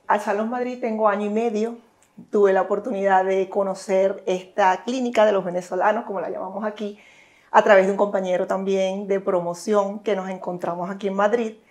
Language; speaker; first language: Spanish; native; Spanish